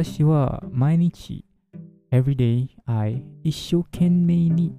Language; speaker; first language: Japanese; non-native, learner; English